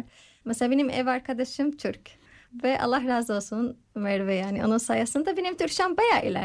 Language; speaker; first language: Turkish; non-native, fluent; Arabic